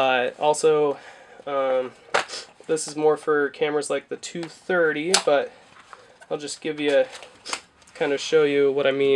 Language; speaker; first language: English; native; English